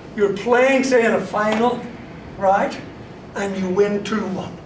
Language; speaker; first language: English; native; English